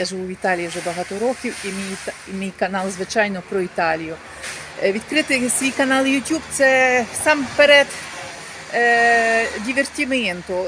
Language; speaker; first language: Ukrainian; native; Ukrainian